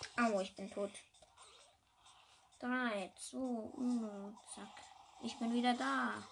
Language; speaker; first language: German; native; German